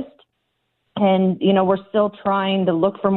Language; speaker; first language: English; native; English